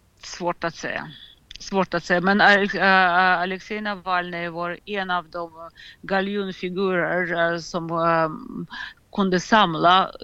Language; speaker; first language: Swedish; non-native, fluent; Russian